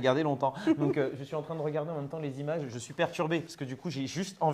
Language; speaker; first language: French; native; French